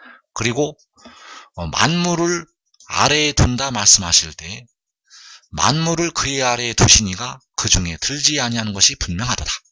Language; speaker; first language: Korean; native; Korean